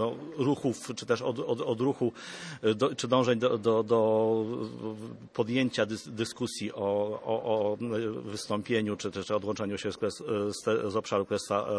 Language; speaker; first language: Polish; native; Polish